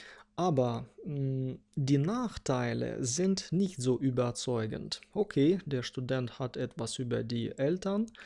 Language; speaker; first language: German; non-native, fluent; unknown